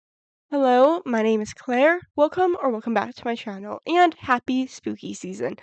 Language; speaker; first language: English; native; English